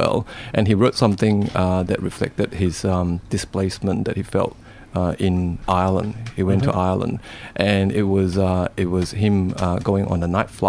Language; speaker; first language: English; non-native, local second language; Cantonese